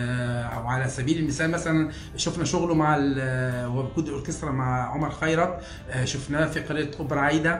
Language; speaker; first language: Arabic; native; Arabic